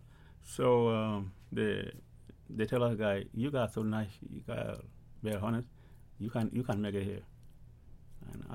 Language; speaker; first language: English; early bilingual, other home language; Arabic